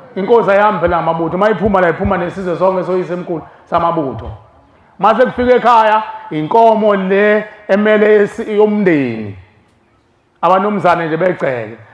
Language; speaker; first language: Zulu; native; Zulu